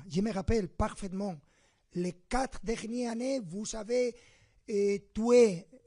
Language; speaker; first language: French; non-native, fluent; Spanish